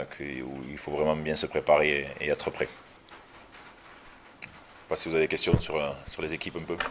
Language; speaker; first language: French; native; French